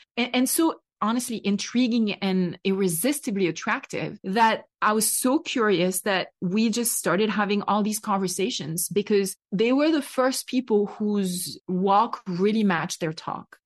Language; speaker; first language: English; non-native, fluent; French